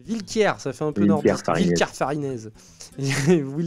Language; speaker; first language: French; native; French